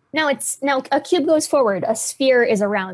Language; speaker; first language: English; native; English